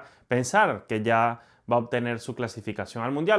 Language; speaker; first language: Spanish; native; Spanish